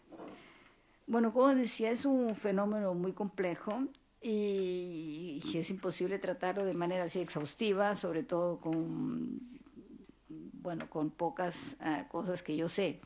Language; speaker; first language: Spanish; non-native, fluent; Italian